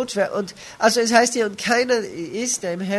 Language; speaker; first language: German; native; German